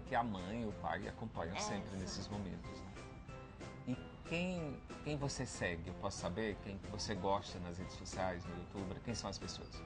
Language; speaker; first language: Portuguese; native; Portuguese